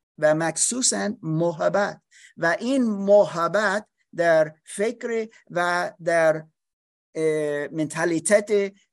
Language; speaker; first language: Persian; non-native, learner; English